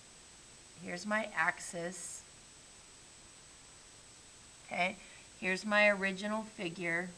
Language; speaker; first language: English; native; English